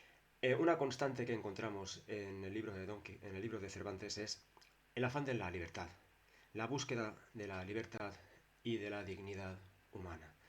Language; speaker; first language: Spanish; native; Spanish